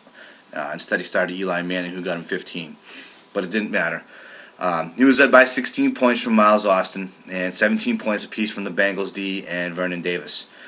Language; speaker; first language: English; native; English